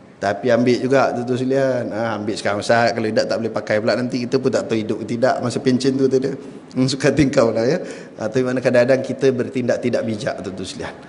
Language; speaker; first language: Malay; native; Malay